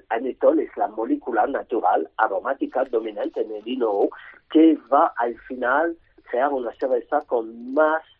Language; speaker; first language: Spanish; non-native, learner; French